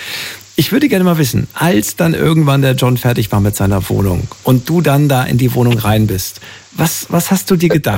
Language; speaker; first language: German; native; German